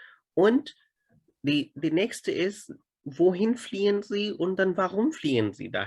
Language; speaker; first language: German; non-native, fluent; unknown